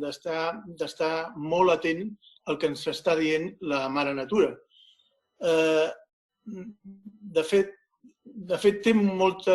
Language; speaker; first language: Catalan; non-native, local second language; Spanish